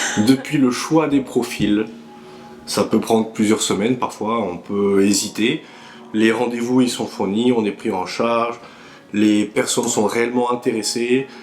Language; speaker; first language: French; native; French